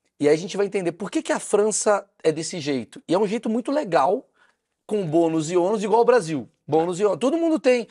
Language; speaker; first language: Portuguese; native; Portuguese